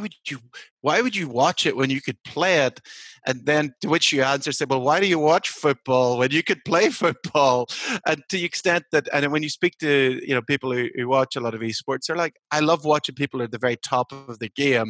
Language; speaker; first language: English; native; English